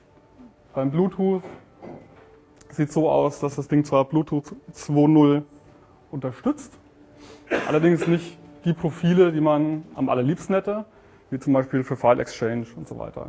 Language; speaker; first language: German; native; German